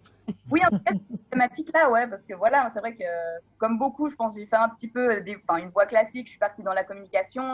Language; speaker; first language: French; native; French